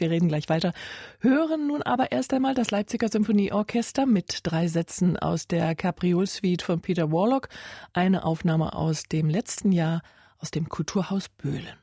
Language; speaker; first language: German; native; German